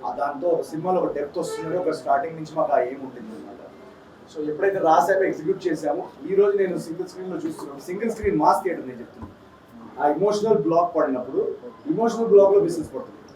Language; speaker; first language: Telugu; native; Telugu